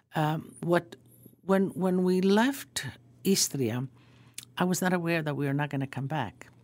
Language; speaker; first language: English; early bilingual, other home language; Croatian